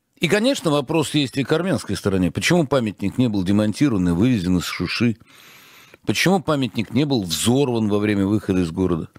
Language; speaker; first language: Russian; native; Russian